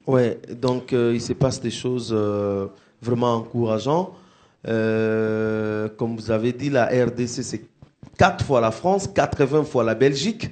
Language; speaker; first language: French; non-native, local second language; Lingala